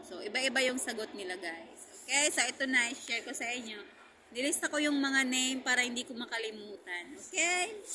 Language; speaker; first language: Filipino; native; Filipino